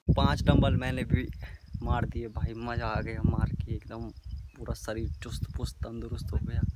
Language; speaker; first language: Hindi; native; Hindi